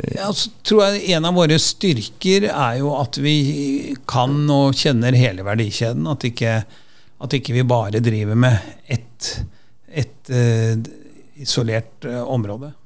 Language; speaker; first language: Norwegian; native; Norwegian